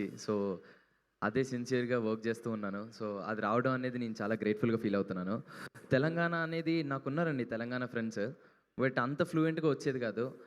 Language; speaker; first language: Telugu; native; Telugu